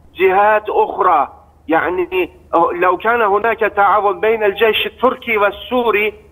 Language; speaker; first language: Arabic; non-native, fluent; Turkish